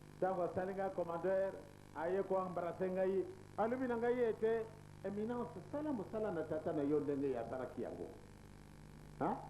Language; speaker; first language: Lingala; non-native, local second language; Kongo